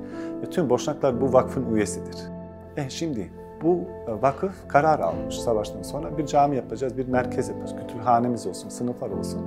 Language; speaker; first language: Turkish; non-native, fluent; Bosnian